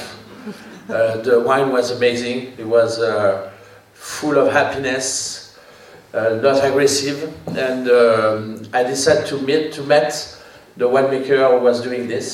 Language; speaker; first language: English; non-native, fluent; French